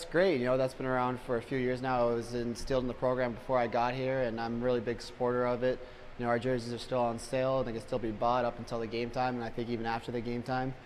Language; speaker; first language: English; native; English